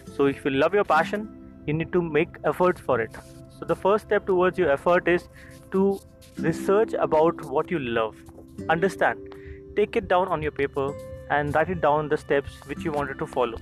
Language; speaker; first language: English; non-native, local second language; Hindi